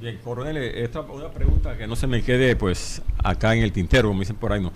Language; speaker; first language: Spanish; native; Spanish